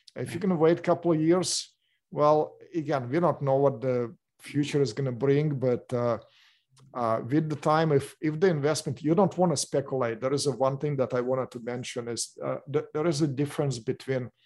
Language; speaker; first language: English; non-native, fluent; Russian